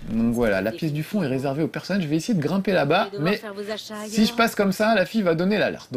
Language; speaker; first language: French; native; French